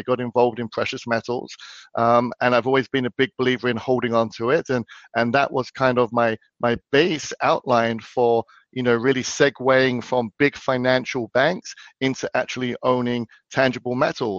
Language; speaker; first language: English; native; English